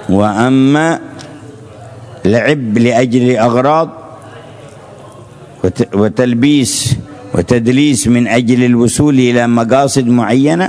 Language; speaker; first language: Arabic; native; Arabic